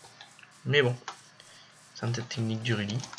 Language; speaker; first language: French; native; French